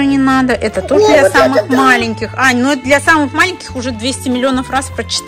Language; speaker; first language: Russian; native; Russian